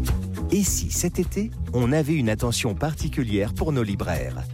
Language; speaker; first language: French; native; French